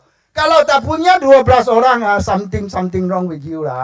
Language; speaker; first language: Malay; non-native, local second language; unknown